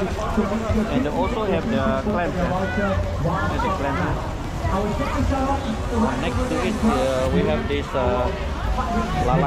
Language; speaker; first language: English; non-native, local second language; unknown